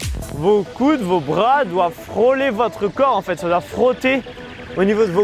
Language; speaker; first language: French; native; French